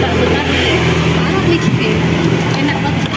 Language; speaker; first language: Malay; non-native, local second language; Javanese